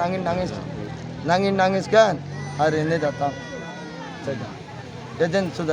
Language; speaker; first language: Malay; non-native, learner; Rohingya